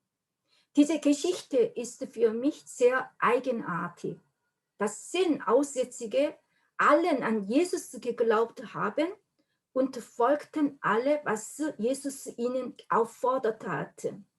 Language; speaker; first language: German; non-native, learner; Korean